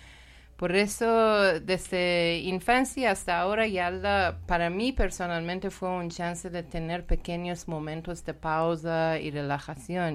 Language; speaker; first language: Spanish; non-native, learner; Persian